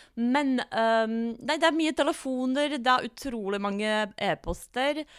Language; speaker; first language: Norwegian; non-native, fluent; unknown